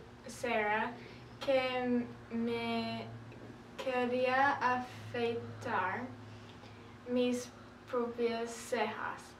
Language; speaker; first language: Spanish; non-native, learner; English